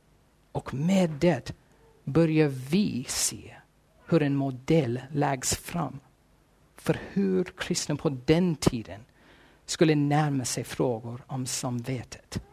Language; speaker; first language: Swedish; non-native, fluent; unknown